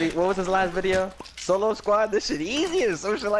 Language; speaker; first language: English; native; English